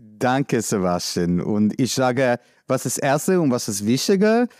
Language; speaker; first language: German; non-native, learner; English